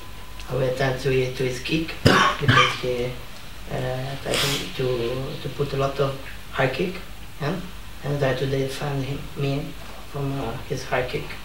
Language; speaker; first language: English; non-native, learner; Italian